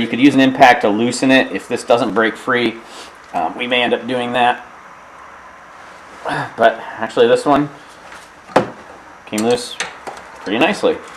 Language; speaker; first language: English; native; English